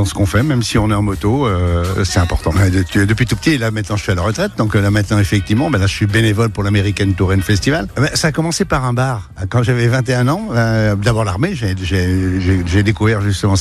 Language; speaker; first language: French; native; French